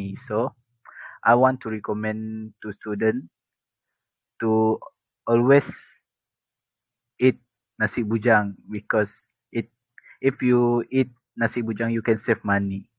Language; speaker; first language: English; non-native, local second language; Malay